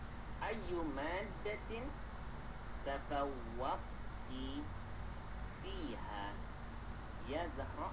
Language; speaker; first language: Arabic; non-native, fluent; Malay